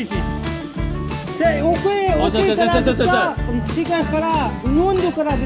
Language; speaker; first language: Japanese; non-native, learner; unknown